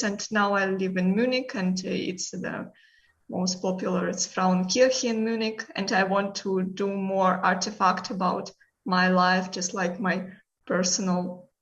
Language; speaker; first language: English; non-native, learner; Russian